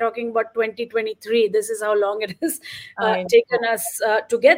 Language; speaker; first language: English; non-native, local second language; Marathi